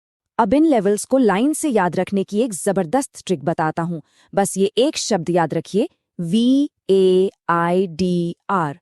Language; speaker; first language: Hindi; native; Hindi